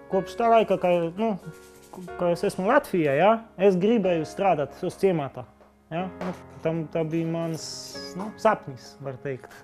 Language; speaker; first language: Latvian; non-native, learner; Polish